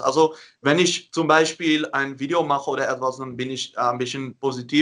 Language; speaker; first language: German; non-native, learner; Dutch